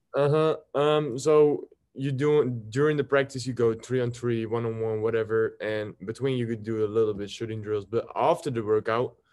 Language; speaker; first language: English; non-native, fluent; Dutch